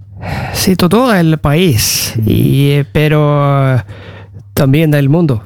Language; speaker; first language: Spanish; non-native, learner; Norwegian